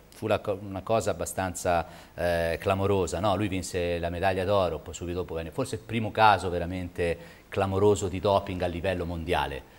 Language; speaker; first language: Italian; native; Italian